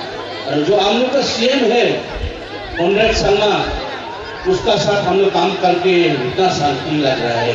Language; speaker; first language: Hindi; non-native, local second language; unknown